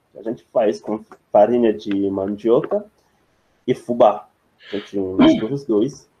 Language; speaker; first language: Portuguese; non-native, fluent; French